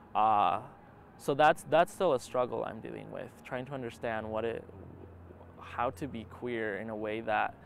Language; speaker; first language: English; early bilingual, other home language; Spanish